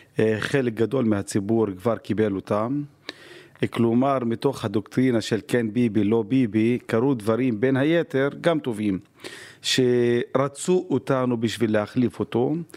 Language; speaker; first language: Hebrew; non-native, local second language; Arabic